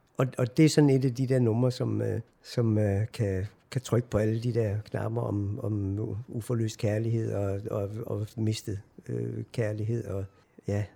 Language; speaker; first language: Danish; native; Danish